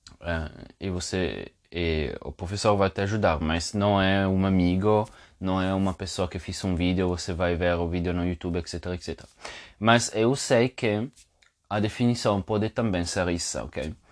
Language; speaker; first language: Portuguese; non-native, fluent; Italian